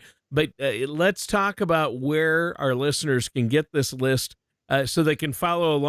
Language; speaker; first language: English; native; English